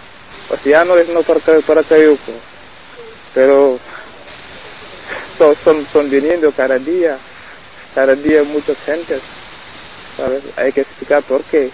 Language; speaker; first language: Spanish; non-native, learner; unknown